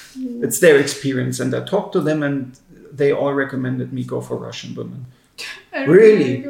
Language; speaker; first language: English; non-native, fluent; German